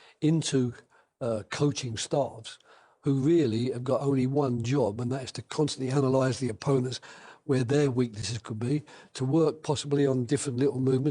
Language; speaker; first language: English; native; English